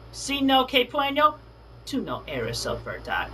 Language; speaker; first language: Spanish; non-native, learner; English